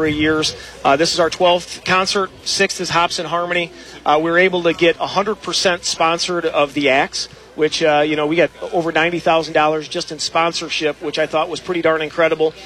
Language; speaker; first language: English; native; English